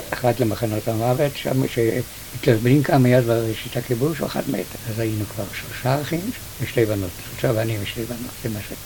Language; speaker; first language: Hebrew; early bilingual, other home language; Yiddish